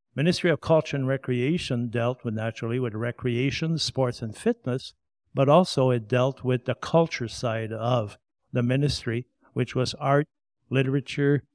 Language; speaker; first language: English; non-native, fluent; French